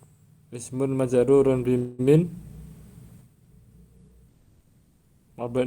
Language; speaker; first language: Arabic; non-native, learner; Indonesian